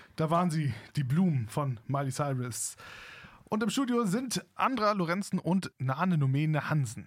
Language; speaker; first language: German; native; German